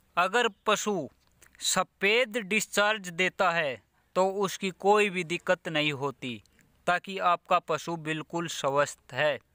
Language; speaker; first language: Hindi; native; Hindi